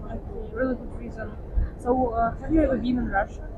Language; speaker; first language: English; non-native, fluent; Russian